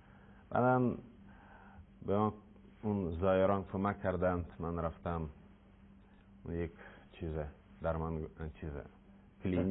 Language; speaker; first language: Persian; non-native, learner; Russian